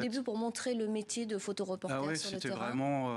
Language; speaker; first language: French; native; French